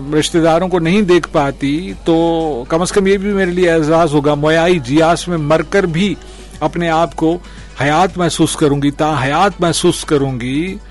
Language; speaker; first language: Urdu; non-native, local second language; Sindhi